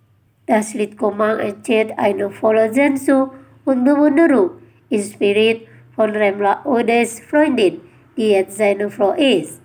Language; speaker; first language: German; non-native, fluent; Indonesian